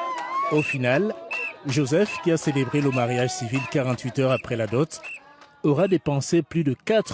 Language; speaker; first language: French; native; French